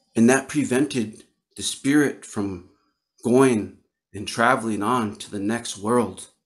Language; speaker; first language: English; native; English